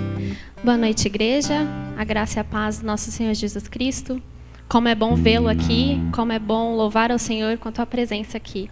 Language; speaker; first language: Portuguese; native; Portuguese